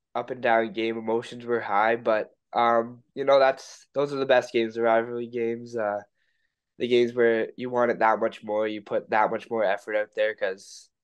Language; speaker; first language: English; native; English